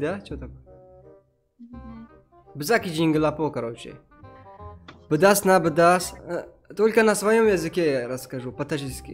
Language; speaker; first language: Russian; non-native, local second language; Tajik